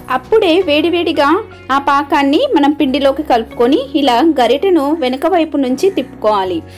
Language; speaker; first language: Telugu; non-native, local second language; Urdu